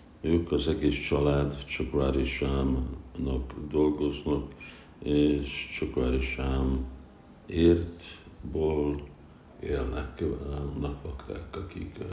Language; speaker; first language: Hungarian; early bilingual, heritage; Hungarian